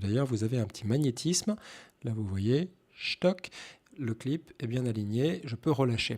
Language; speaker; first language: French; native; French